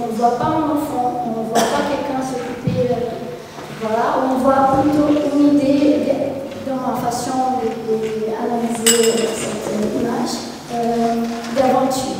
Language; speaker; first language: French; non-native, fluent; Portuguese